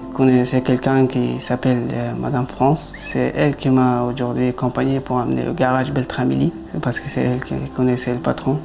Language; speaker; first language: French; non-native, learner; Persian